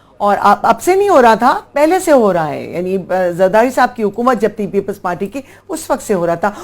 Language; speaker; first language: Urdu; native; Urdu